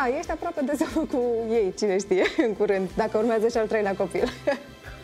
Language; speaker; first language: Romanian; native; Romanian